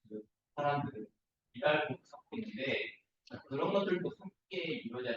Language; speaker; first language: Korean; native; Korean